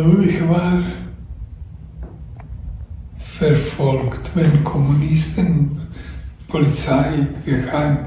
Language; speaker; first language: German; non-native, learner; Croatian